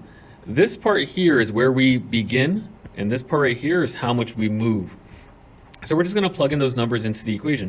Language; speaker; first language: English; native; English